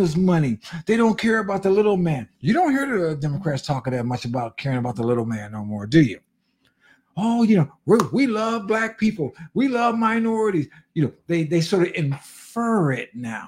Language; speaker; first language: English; native; English